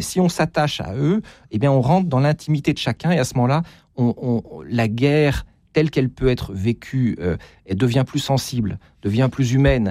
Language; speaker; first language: French; native; French